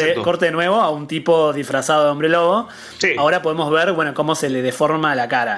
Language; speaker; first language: Spanish; native; Spanish